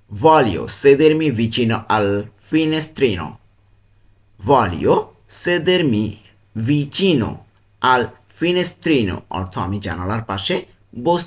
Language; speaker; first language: Italian; non-native, learner; Bangla